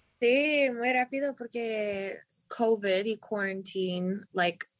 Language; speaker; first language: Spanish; non-native, learner; English